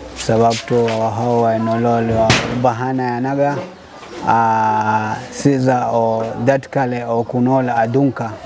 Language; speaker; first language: Somali; non-native, learner; Swahili